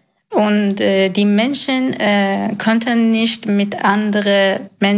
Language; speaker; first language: German; non-native, learner; Persian